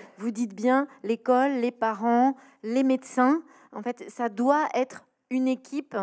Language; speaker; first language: French; native; French